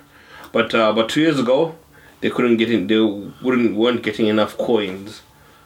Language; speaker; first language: English; non-native, local second language; Shona